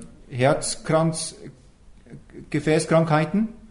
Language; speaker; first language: German; native; German